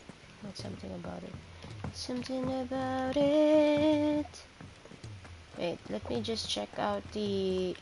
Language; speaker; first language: English; non-native, local second language; Filipino